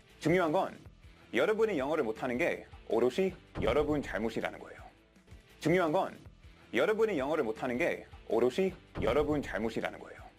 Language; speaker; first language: Korean; non-native, fluent; English